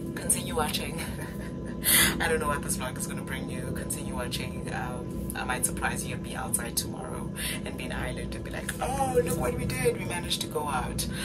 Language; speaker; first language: English; non-native, local second language; Xhosa